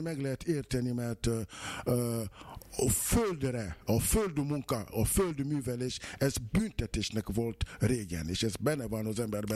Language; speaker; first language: Hungarian; non-native, fluent; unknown